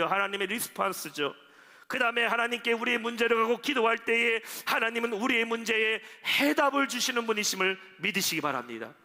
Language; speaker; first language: Korean; native; Korean